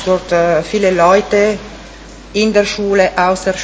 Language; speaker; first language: German; non-native, fluent; Italian